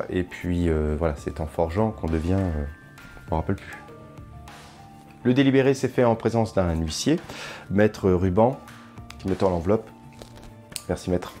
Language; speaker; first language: French; native; French